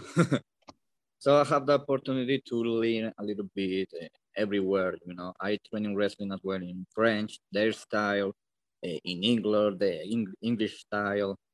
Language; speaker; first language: English; non-native, learner; Spanish